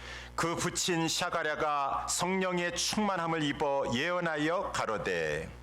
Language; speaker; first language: Korean; native; Korean